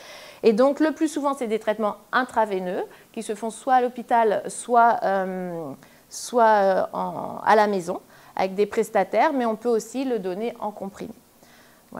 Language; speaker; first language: French; native; French